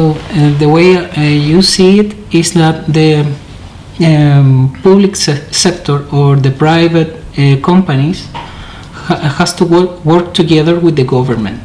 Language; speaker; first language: English; non-native, fluent; Spanish